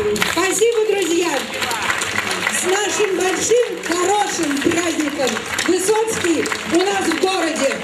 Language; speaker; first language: Russian; native; Russian